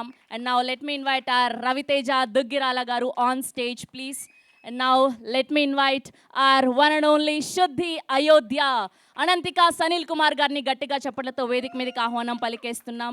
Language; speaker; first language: Telugu; native; Telugu